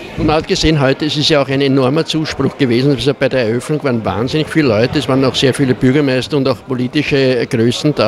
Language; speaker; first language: German; native; German